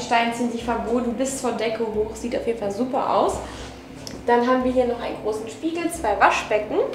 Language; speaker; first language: German; native; German